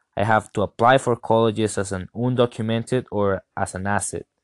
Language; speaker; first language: English; non-native, fluent; Spanish